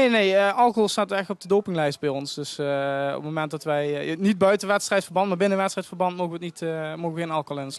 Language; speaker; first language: Dutch; native; Dutch